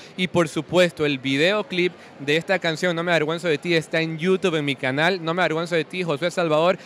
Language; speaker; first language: Spanish; native; Spanish